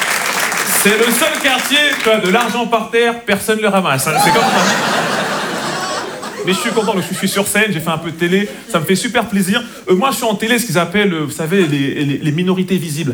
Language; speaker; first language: French; native; French